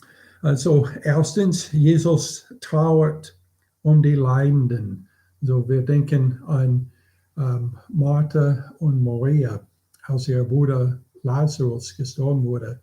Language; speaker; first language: German; non-native, fluent; English